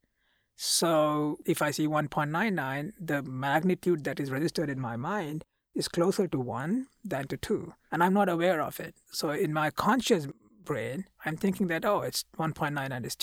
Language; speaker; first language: English; non-native, local second language; Malayalam